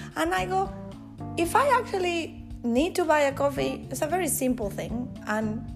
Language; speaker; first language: English; non-native, fluent; Spanish